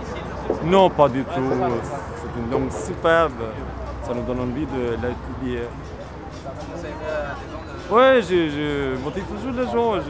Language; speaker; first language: French; non-native, fluent; Albanian